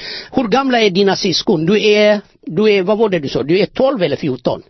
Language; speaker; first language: Swedish; non-native, fluent; Amharic